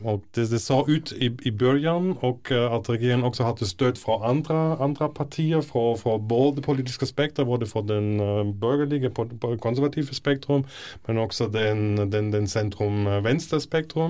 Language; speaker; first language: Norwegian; non-native, fluent; German